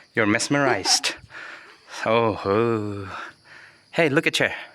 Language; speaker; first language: English; non-native, local second language; Nepali